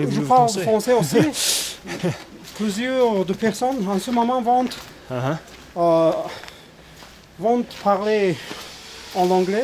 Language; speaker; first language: French; non-native, learner; Tajik